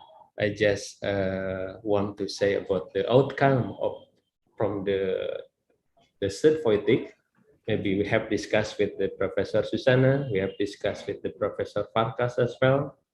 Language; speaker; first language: English; non-native, learner; Indonesian